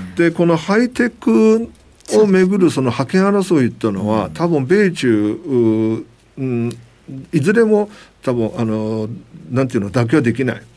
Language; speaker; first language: Japanese; non-native, fluent; Chinese